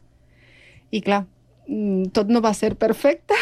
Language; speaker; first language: Catalan; non-native, fluent; Spanish